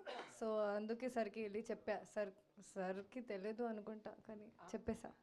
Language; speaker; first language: Telugu; non-native, local second language; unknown